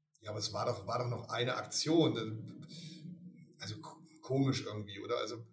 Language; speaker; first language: German; native; German